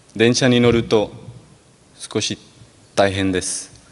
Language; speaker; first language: Japanese; non-native, fluent; Spanish